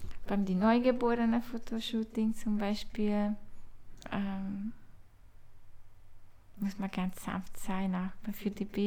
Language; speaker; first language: German; non-native, learner; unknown